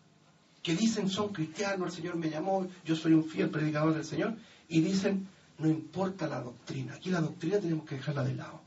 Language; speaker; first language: Spanish; native; Spanish